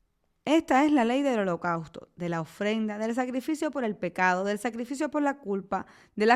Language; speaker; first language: Spanish; native; Spanish